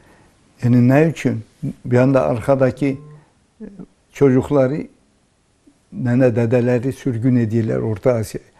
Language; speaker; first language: Turkish; early bilingual, heritage; Turkish